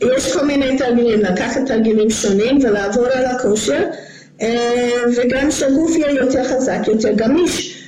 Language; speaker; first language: Hebrew; non-native, fluent; English